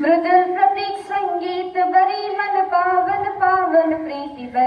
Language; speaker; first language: Hindi; non-native, local second language; Telugu